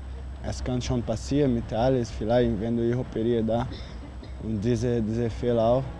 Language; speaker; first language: German; non-native, learner; Portuguese